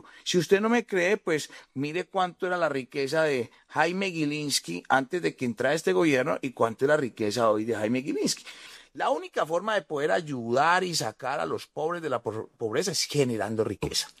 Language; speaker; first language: Spanish; native; Spanish